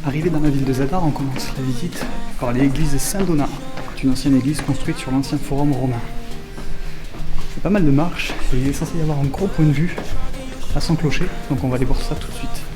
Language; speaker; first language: French; native; French